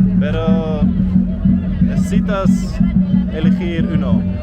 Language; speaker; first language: Spanish; non-native, learner; Dutch